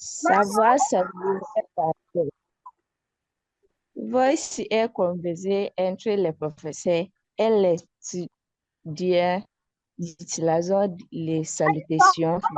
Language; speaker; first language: French; non-native, learner; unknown